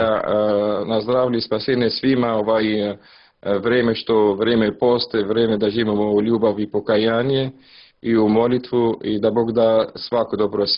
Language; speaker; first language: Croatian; non-native, learner; Arabic